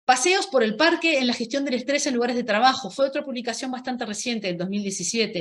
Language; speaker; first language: Spanish; native; Spanish